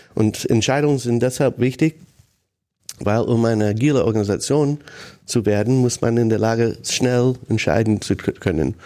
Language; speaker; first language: German; non-native, fluent; English